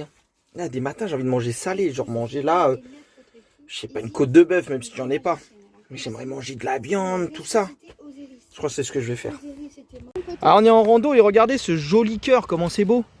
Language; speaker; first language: French; native; French